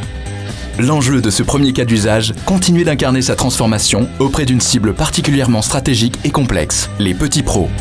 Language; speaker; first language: French; native; French